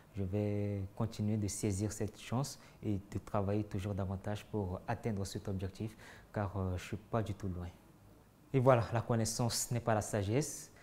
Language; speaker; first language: French; non-native, local second language; Sango